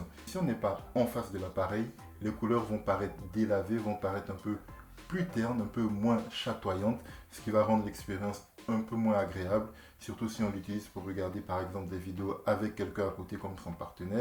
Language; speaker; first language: French; native; French